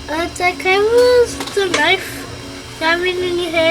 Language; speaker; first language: English; native; English